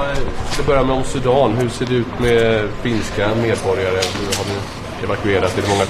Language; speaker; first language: Swedish; native; Swedish